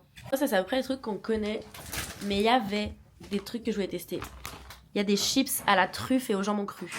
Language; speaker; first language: French; native; French